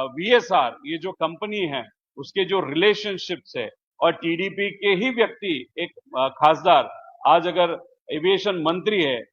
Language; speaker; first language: Hindi; non-native, local second language; Marathi